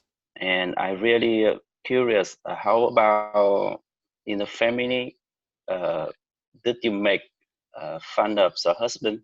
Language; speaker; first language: English; non-native, learner; Vietnamese